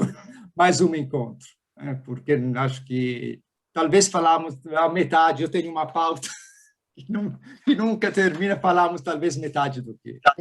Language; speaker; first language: Portuguese; non-native, fluent; Italian